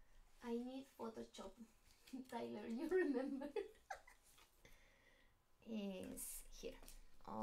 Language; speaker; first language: English; non-native, learner; Spanish